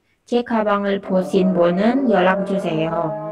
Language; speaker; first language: Korean; non-native, learner; Indonesian